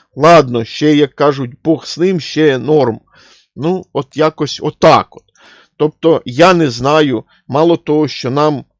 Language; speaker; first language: Ukrainian; non-native, local second language; Russian